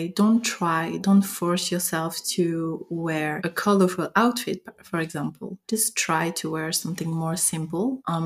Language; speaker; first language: English; non-native, fluent; French